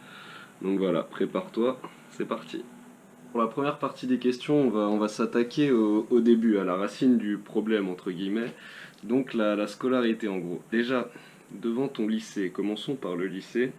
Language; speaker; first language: French; native; French